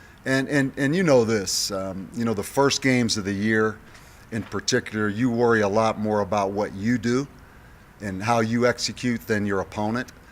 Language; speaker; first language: English; native; English